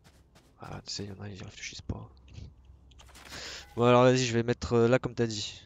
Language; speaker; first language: French; native; French